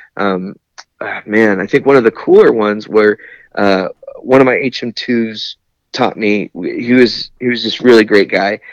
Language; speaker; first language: English; native; English